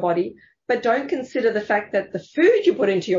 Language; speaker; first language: English; native; English